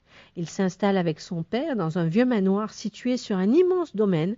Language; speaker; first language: French; native; French